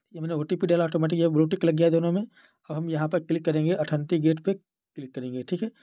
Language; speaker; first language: Hindi; native; Hindi